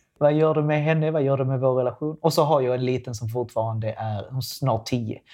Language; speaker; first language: Swedish; non-native, fluent; Spanish